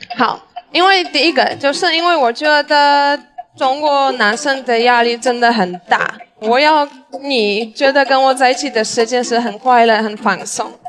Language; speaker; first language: Chinese; non-native, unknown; Polish